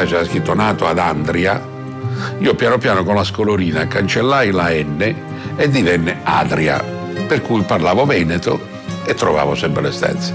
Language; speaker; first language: Italian; native; Italian